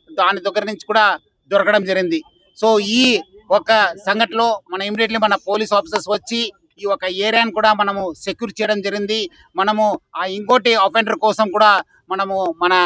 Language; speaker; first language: Telugu; non-native, fluent; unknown